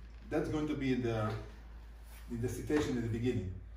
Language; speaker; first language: English; non-native, fluent; Hebrew